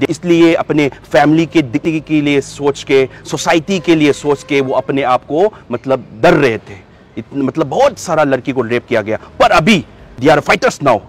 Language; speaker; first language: Hindi; non-native, local second language; Manipuri